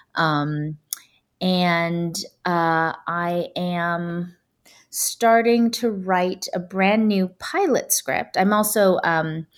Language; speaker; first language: English; native; English